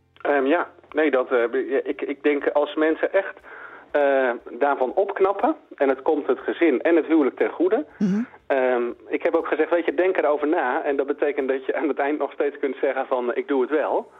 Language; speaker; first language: Dutch; native; Dutch